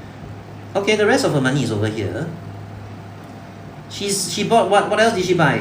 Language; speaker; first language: English; non-native, local second language; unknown